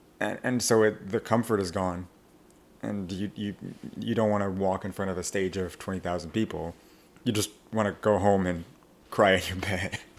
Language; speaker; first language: English; native; English